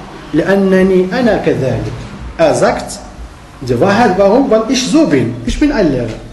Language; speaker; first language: German; non-native, fluent; Arabic